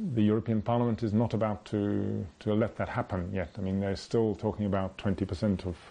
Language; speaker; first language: English; native; English